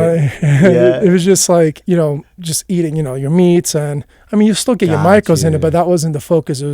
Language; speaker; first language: English; native; English